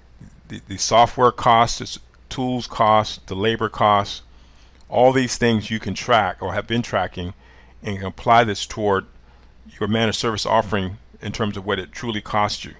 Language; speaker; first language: English; native; English